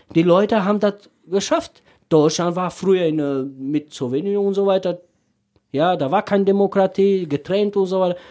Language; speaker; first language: German; non-native, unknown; Tajik